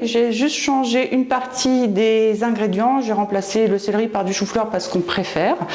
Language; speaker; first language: French; native; French